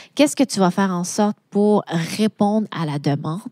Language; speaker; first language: French; native; French